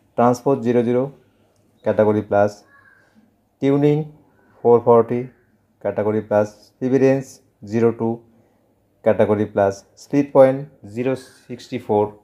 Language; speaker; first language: Hindi; non-native, local second language; Bangla